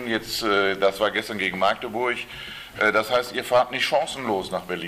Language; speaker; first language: German; native; German